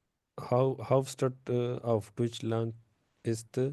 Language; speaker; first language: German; non-native, learner; Urdu